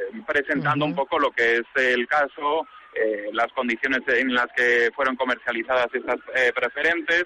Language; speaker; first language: Spanish; native; Spanish